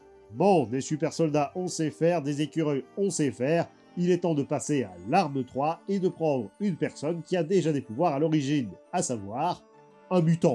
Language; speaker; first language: French; native; French